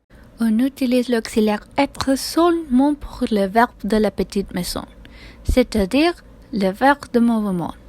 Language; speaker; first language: French; non-native, learner; Spanish